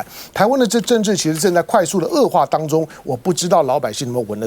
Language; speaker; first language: Chinese; native; Chinese